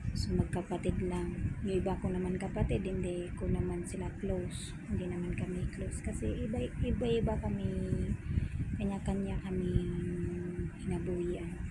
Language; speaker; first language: Filipino; non-native, local second language; Cebuano